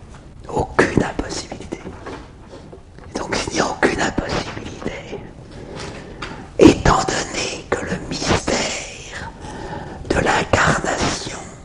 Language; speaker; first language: French; native; French